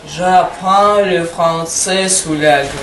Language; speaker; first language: French; non-native, learner; Russian